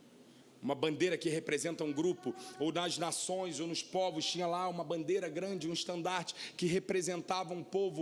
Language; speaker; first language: Portuguese; native; Portuguese